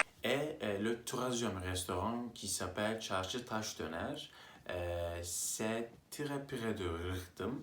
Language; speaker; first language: French; non-native, learner; Turkish